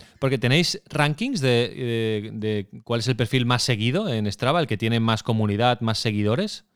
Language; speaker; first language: Spanish; native; Spanish